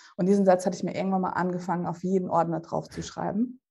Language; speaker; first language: German; early bilingual, other home language; Russian